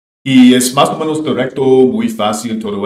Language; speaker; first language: Spanish; non-native, fluent; English